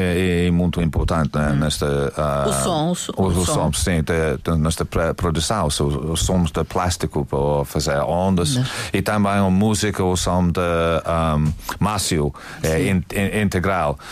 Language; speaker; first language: Portuguese; non-native, learner; English